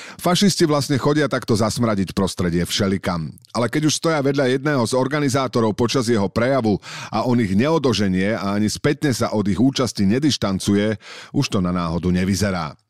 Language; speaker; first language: Slovak; native; Slovak